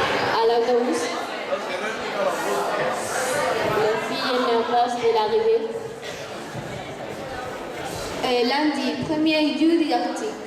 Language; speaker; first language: French; non-native, learner; Spanish